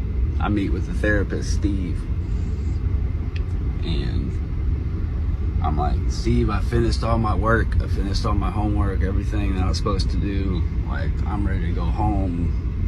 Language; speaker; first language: English; native; English